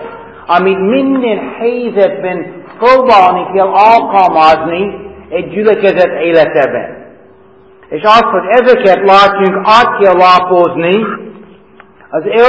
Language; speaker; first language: Hungarian; non-native, fluent; English